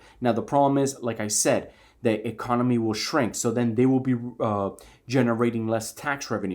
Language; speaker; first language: English; native; English